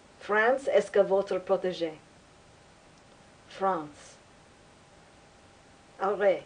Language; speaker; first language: French; non-native, learner; English